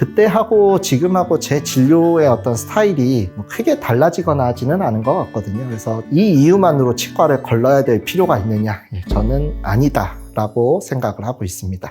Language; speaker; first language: Korean; native; Korean